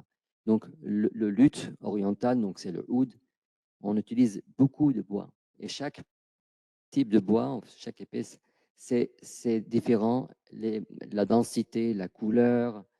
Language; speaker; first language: French; non-native, fluent; Arabic